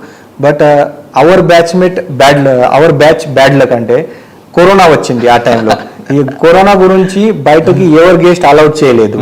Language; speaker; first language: Telugu; non-native, learner; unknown